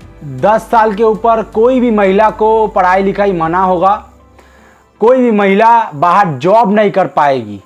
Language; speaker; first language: Hindi; non-native, local second language; Bangla